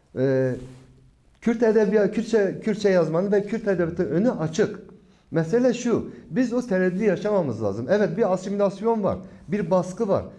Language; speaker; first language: Turkish; non-native, local second language; Kurdish